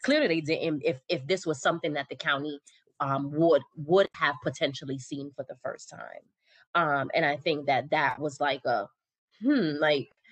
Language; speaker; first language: English; native; English